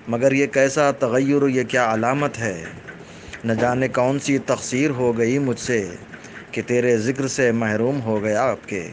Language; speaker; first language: Urdu; native; Urdu